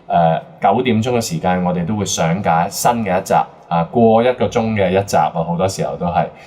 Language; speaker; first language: Cantonese; native; Cantonese